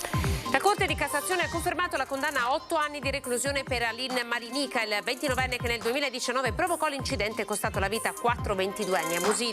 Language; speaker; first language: Italian; native; Italian